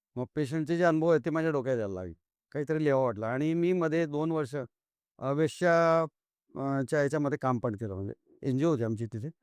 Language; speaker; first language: Marathi; native; Marathi